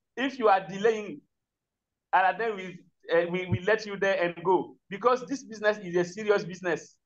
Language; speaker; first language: English; non-native, learner; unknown